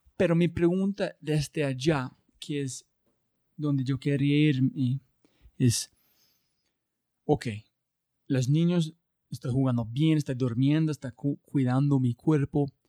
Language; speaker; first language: Spanish; non-native, learner; English